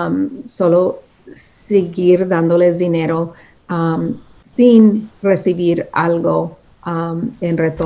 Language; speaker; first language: Spanish; early bilingual, other home language; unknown